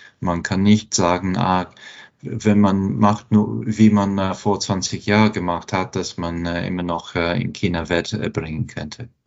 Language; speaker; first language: German; non-native, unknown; English